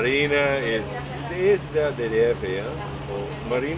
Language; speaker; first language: Spanish; non-native, learner; English